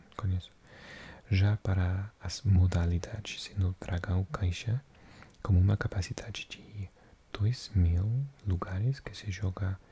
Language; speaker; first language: Portuguese; non-native, learner; English